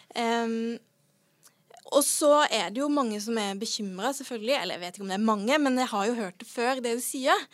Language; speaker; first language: Norwegian; native; Norwegian